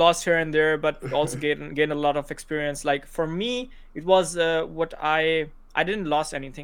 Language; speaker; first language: English; non-native, local second language; Urdu